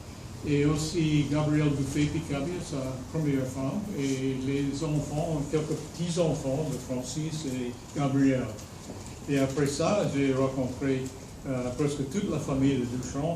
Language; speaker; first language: French; non-native, fluent; English